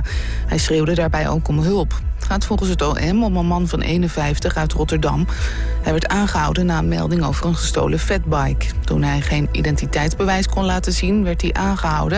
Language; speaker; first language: Dutch; native; Dutch